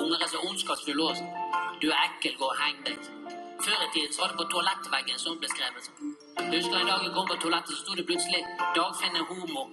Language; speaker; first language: Norwegian; native; Norwegian